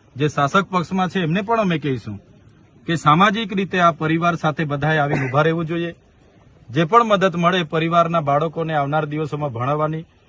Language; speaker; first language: Gujarati; non-native, local second language; Bhili